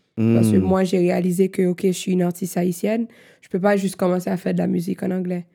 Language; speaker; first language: French; non-native, local second language; Haitian Creole